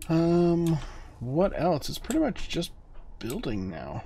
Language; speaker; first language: English; native; English